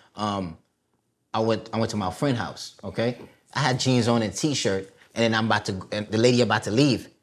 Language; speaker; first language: English; early bilingual, other home language; Haitian Creole